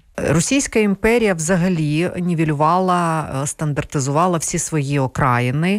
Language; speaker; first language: Ukrainian; non-native, local second language; Russian